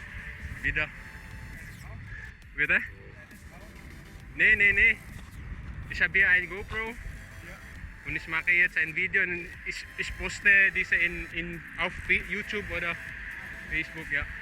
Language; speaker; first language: German; non-native, learner; Filipino